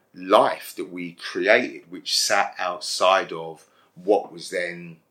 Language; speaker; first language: English; native; English